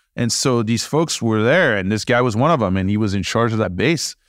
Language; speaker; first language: English; early bilingual, other home language; French